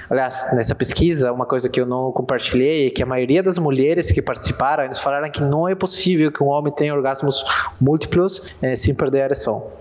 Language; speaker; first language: Portuguese; non-native, fluent; Spanish